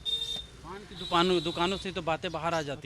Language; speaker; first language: Hindi; native; Hindi